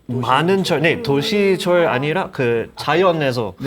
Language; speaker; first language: Korean; non-native, learner; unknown